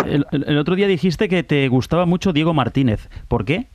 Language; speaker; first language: Spanish; native; Spanish